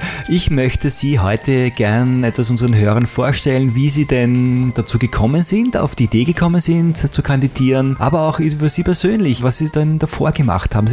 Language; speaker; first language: German; native; German